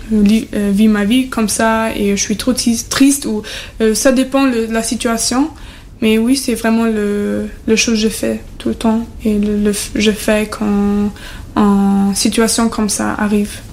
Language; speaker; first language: French; non-native, fluent; German